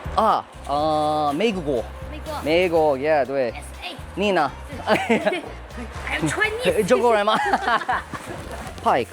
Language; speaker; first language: Chinese; non-native, learner; English